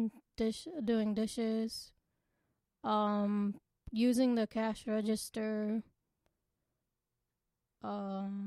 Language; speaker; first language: English; non-native, local second language; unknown